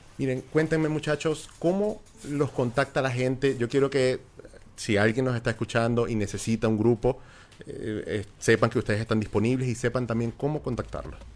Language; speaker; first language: Spanish; native; Spanish